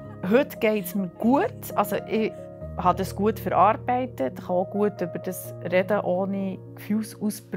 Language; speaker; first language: German; native; German